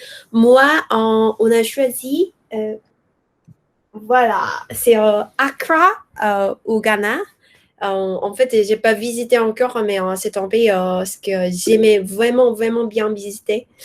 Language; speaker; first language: French; non-native, learner; Korean